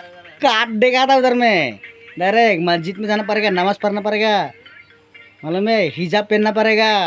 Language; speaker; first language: Hindi; non-native, local second language; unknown